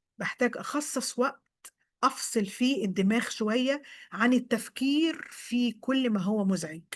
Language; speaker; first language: Arabic; native; Arabic